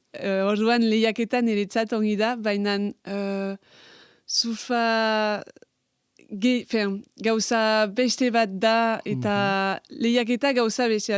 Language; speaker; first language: Basque; non-native, local second language; French